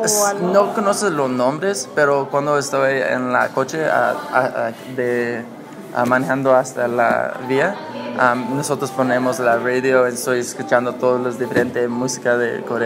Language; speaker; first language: Spanish; non-native, learner; English